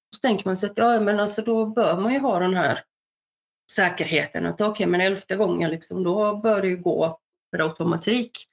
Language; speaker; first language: Swedish; early bilingual, other home language; Bosnian